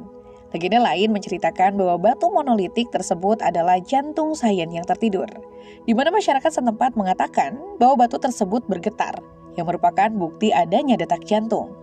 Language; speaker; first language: Indonesian; native; Indonesian